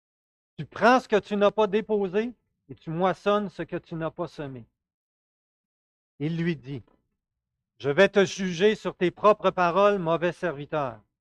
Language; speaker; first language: French; native; French